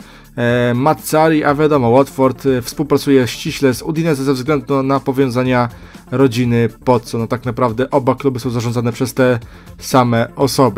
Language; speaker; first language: Polish; native; Polish